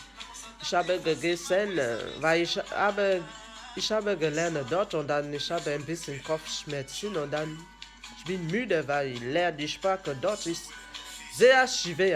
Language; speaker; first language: German; non-native, learner; French